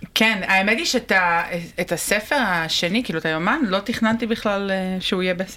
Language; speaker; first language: Hebrew; native; Hebrew